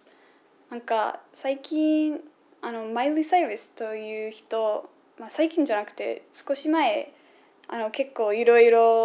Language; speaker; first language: Japanese; non-native, fluent; English